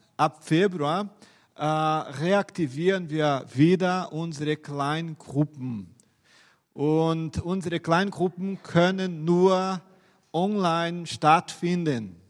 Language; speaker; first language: German; non-native, fluent; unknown